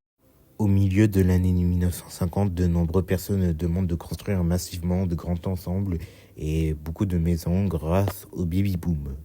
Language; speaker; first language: French; native; French